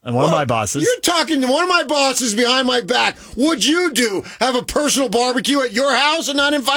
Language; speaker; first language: English; native; English